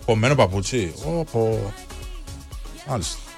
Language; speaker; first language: Greek; native; Greek